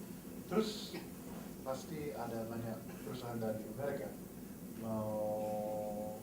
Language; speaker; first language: Indonesian; non-native, fluent; English